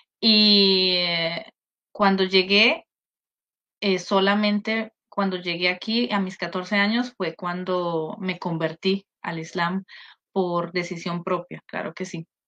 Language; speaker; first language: Spanish; native; Spanish